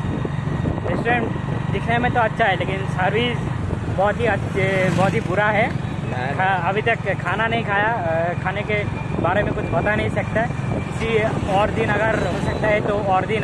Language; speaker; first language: Hindi; non-native, local second language; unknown